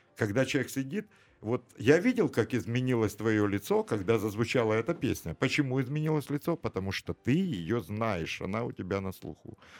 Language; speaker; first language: Russian; native; Russian